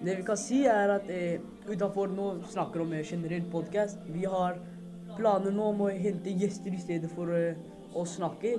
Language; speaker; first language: Norwegian; early bilingual, other home language; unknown